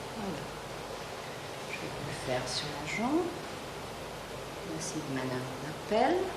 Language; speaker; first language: French; native; French